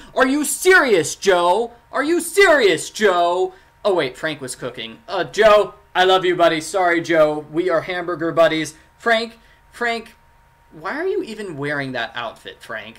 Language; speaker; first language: English; native; English